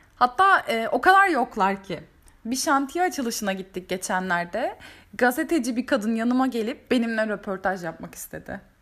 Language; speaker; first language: Turkish; native; Turkish